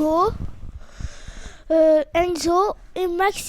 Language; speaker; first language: French; native; French